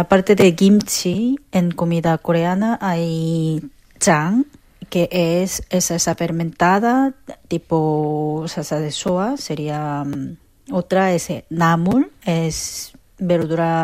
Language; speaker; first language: Spanish; non-native, fluent; Korean